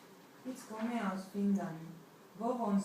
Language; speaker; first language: German; non-native, learner; Spanish